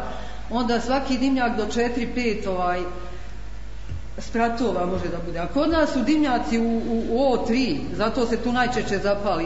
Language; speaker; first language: Croatian; native; Croatian